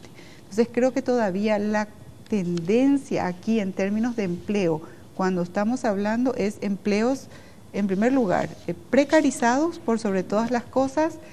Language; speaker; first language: Spanish; native; Spanish